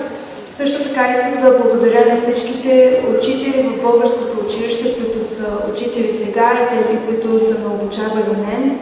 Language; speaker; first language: Bulgarian; early bilingual, heritage; Bulgarian